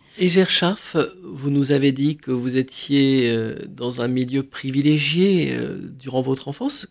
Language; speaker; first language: French; native; French